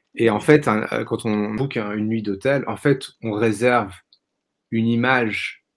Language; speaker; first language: French; native; French